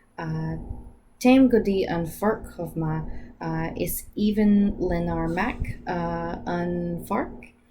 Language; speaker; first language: Irish; non-native, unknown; English